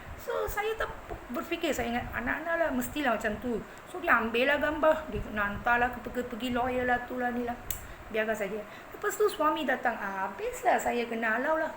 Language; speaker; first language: Malay; non-native, local second language; Tamil